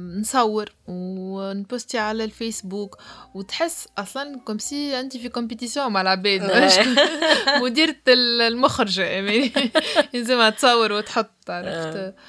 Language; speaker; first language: Arabic; native; Arabic